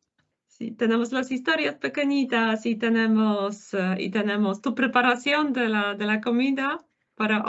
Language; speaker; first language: Spanish; non-native, fluent; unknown